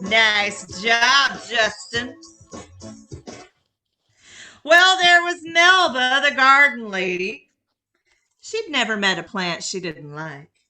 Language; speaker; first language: English; native; English